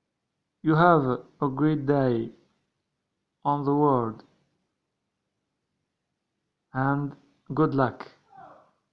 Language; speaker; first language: English; non-native, learner; Arabic